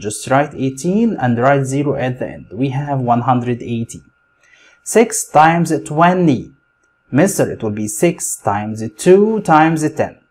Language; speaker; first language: English; non-native, fluent; Arabic